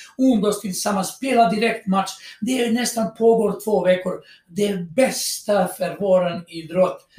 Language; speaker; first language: Swedish; non-native, fluent; Croatian